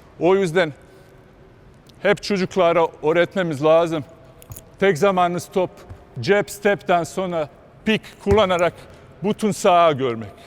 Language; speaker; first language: Turkish; non-native, fluent; Bosnian